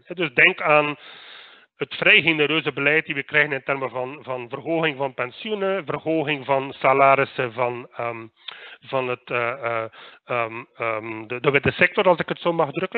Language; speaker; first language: Dutch; native; Dutch